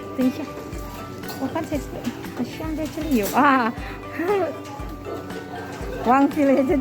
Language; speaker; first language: Chinese; non-native, learner; Indonesian